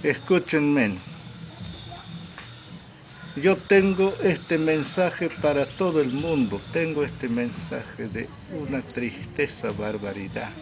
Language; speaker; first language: Spanish; non-native, local second language; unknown